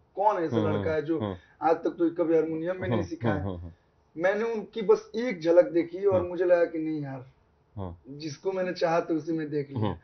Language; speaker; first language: Hindi; native; Hindi